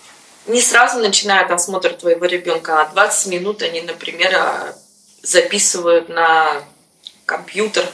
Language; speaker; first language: Russian; native; Russian